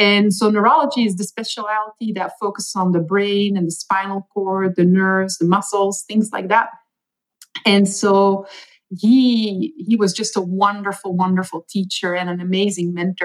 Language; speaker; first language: English; non-native, fluent; Dutch